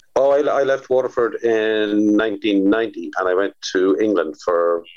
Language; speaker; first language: English; native; English